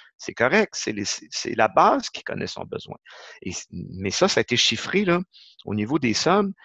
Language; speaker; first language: French; native; French